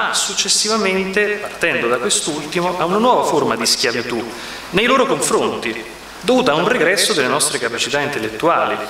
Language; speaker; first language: Italian; native; Italian